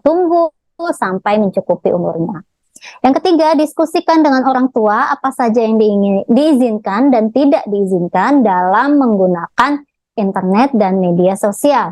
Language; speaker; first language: Indonesian; native; Indonesian